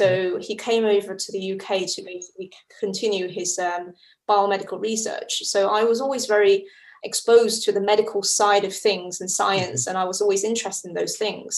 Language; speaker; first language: English; early bilingual, other home language; Chinese